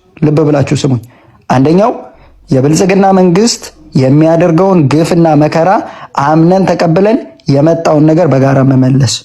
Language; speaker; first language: Amharic; non-native, local second language; Oromo